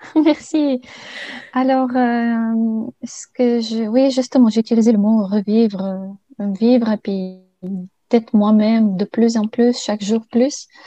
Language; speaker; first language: French; non-native, fluent; Bulgarian